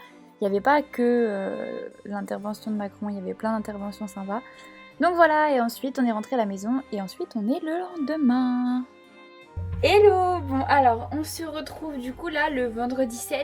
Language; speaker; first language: French; native; French